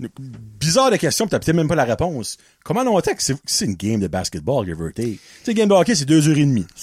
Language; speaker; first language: French; native; French